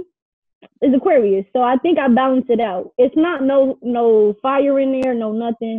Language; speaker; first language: English; native; English